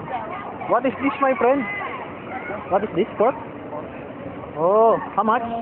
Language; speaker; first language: English; non-native, local second language; Filipino